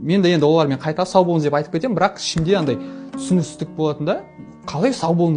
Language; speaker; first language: Kazakh; non-native, local second language; Russian